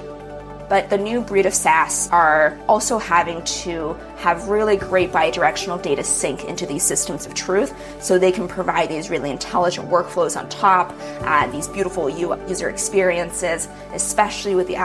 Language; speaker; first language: English; early bilingual, other home language; Chinese